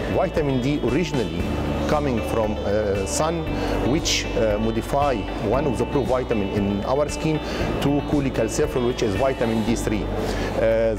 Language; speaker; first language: English; non-native, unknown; Arabic